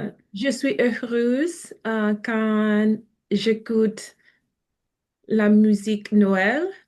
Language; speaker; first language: French; non-native, learner; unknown